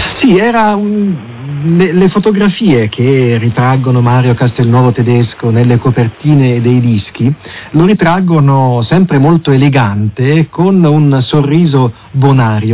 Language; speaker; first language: Italian; native; Italian